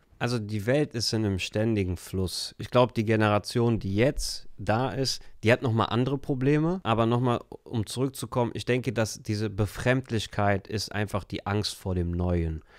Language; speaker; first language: German; early bilingual, other home language; Turkish